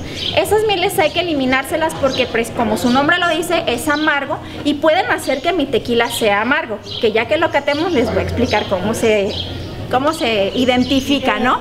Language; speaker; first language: Spanish; native; Spanish